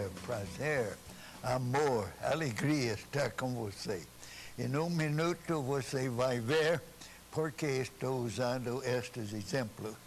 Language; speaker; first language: Portuguese; non-native, fluent; English